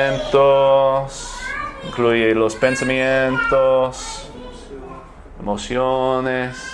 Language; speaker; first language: Spanish; non-native, fluent; English